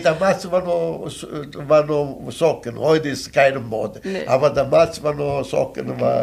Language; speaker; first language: German; non-native, fluent; Italian